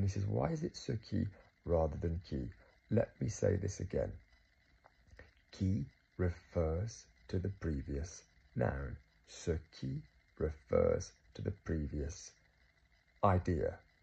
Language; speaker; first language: English; native; English